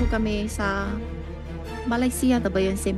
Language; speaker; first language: Filipino; non-native, learner; Chinese